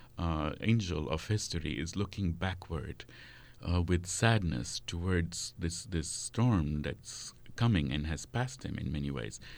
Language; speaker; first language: English; non-native, fluent; Arabic